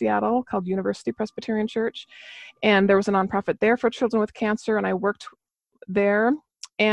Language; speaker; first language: English; native; English